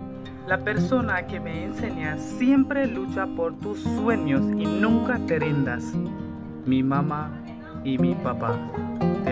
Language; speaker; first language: Spanish; non-native, learner; Hindi